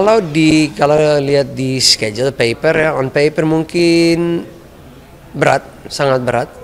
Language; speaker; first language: Indonesian; early bilingual, heritage; Dutch